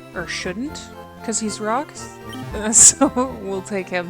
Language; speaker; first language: English; native; English